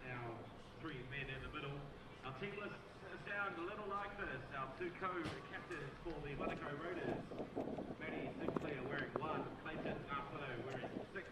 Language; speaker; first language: English; native; English